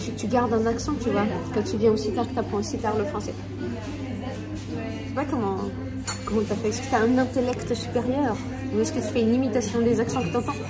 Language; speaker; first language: French; native; French